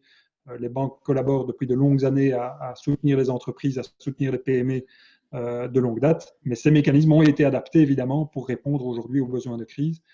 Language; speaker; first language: French; native; French